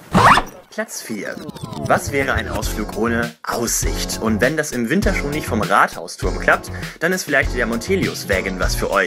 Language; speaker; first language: German; native; German